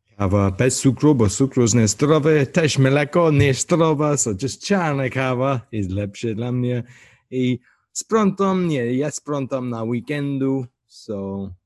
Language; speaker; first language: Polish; non-native, learner; English